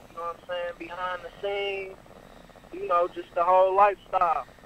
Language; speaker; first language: English; native; English